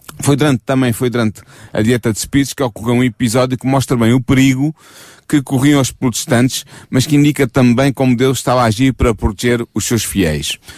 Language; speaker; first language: Portuguese; native; Portuguese